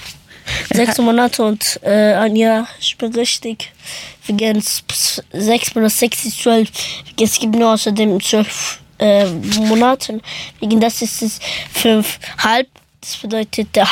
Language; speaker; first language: German; early bilingual, other home language; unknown